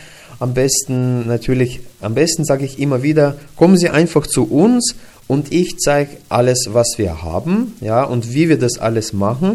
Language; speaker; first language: German; non-native, fluent; Russian